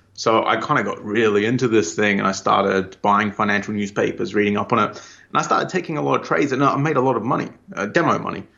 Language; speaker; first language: English; native; English